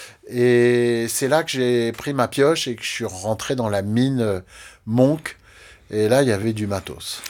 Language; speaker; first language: French; native; French